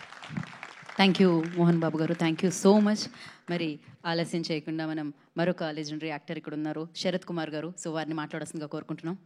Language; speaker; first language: Telugu; native; Telugu